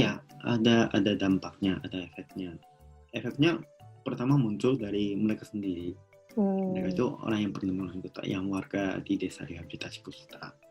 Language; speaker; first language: Indonesian; non-native, local second language; Japanese